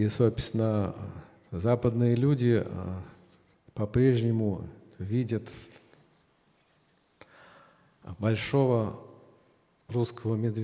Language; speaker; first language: Russian; native; Russian